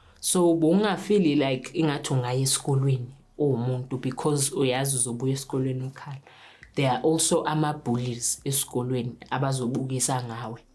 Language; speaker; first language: Zulu; non-native, local second language; Southern Sotho